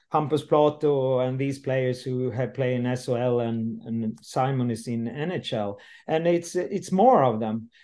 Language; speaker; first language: English; non-native, learner; Swedish